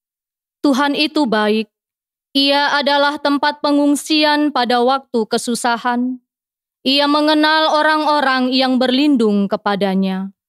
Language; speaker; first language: Indonesian; native; Indonesian